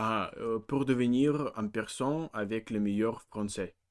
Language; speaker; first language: French; non-native, learner; Russian